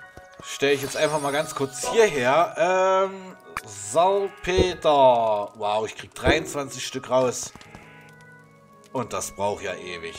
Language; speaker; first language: German; native; German